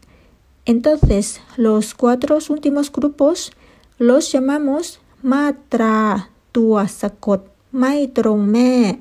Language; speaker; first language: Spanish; non-native, fluent; Thai